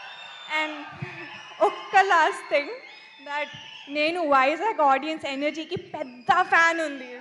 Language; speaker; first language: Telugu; non-native, learner; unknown